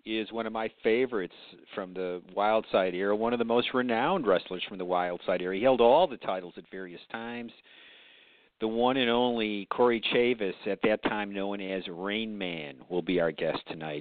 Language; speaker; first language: English; native; English